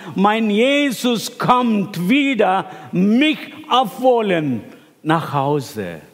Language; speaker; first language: German; non-native, fluent; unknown